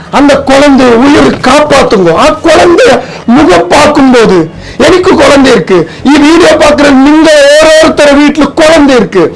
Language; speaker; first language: Tamil; non-native, local second language; Urdu